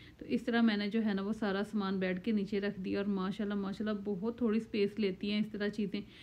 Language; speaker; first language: Urdu; native; Urdu